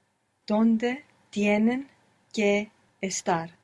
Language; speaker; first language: Spanish; non-native, learner; English